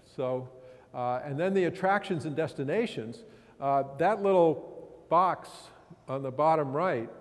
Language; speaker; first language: English; native; English